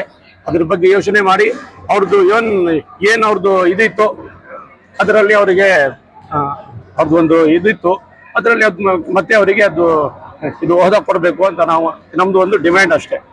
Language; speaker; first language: Kannada; non-native, local second language; Urdu